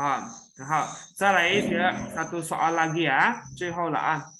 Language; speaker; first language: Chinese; non-native, local second language; Indonesian